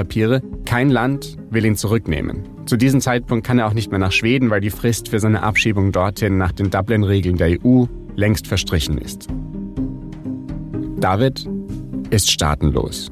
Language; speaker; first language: German; native; German